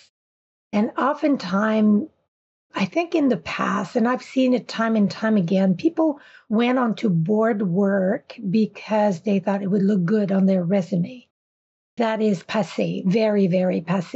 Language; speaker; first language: English; non-native, fluent; French